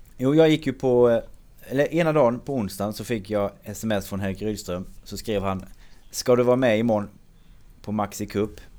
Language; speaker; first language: Swedish; native; Swedish